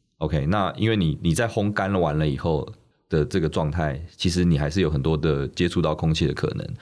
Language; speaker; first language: Chinese; native; Chinese